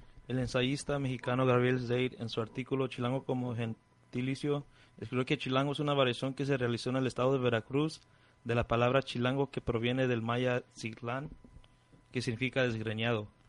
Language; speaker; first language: Spanish; native; Spanish